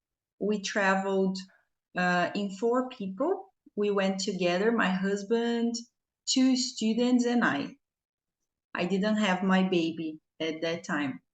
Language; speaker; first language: English; non-native, fluent; Portuguese